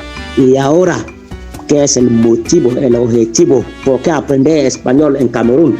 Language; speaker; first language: Spanish; non-native, fluent; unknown